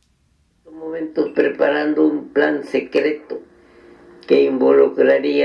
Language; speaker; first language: Spanish; native; Spanish